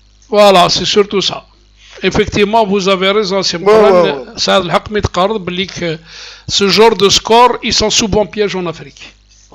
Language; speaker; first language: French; non-native, local second language; Kabyle